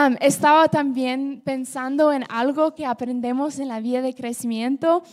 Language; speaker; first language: Spanish; non-native, fluent; English